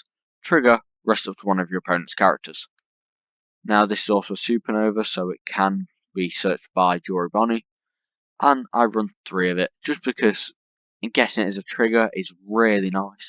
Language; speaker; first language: English; native; English